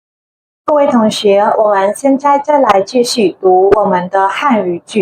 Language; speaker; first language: Chinese; non-native, fluent; Khmer